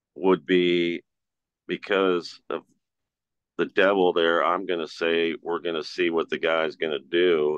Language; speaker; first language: English; native; English